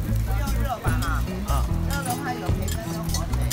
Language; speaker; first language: Chinese; native; Chinese